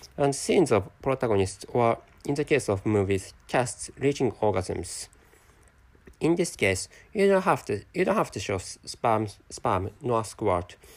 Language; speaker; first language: English; non-native, fluent; Japanese